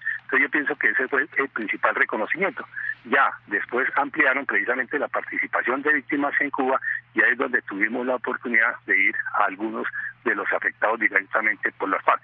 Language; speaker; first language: Spanish; native; Spanish